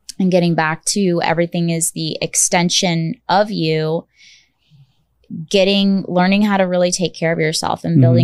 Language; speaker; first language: English; native; English